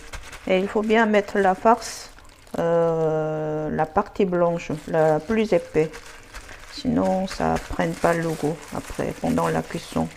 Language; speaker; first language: French; non-native, fluent; Korean